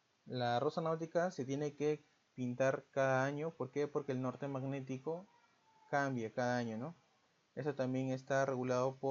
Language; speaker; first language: Spanish; native; Spanish